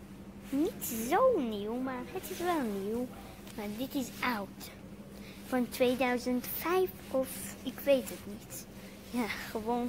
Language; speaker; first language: Dutch; non-native, learner; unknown